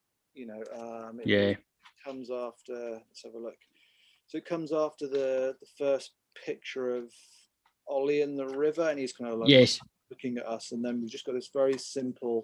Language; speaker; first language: English; native; English